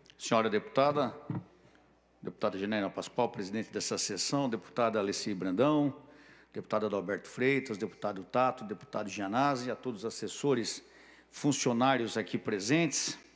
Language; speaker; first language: Portuguese; native; Portuguese